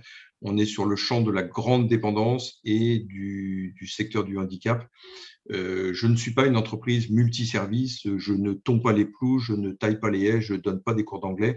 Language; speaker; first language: French; native; French